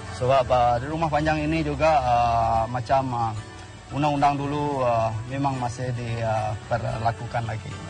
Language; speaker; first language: Malay; non-native, local second language; Iban